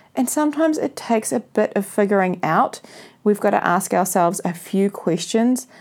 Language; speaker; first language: English; native; English